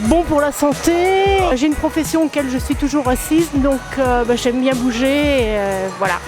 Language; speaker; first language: French; native; French